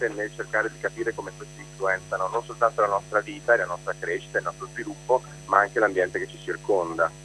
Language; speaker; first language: Italian; native; Italian